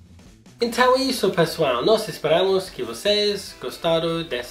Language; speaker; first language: Portuguese; non-native, fluent; English